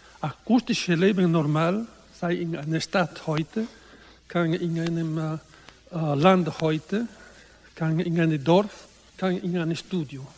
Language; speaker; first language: German; non-native, learner; Italian